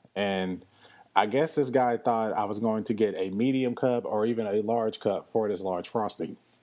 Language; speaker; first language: English; native; English